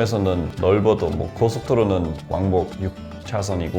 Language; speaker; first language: Korean; non-native, fluent; English